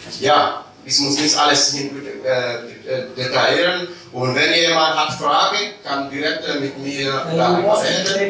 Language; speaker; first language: German; non-native, learner; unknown